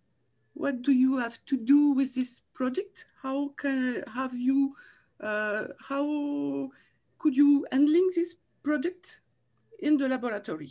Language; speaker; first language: English; non-native, learner; French